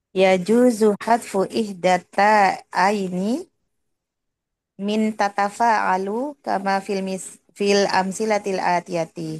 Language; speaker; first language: Arabic; non-native, learner; Indonesian